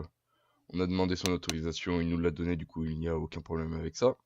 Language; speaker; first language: French; native; French